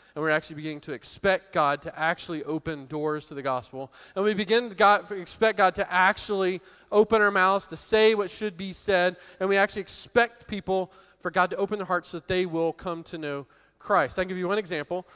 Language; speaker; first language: English; native; English